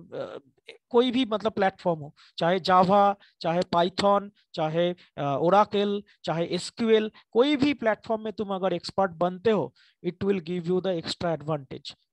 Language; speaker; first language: Hindi; non-native, local second language; Bangla